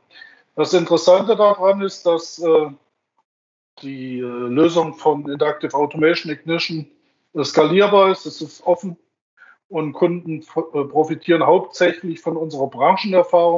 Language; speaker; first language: German; native; German